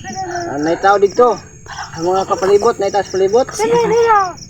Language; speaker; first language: Filipino; non-native, local second language; Cebuano